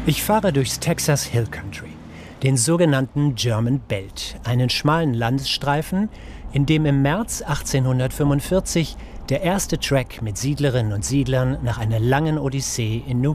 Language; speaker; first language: German; native; German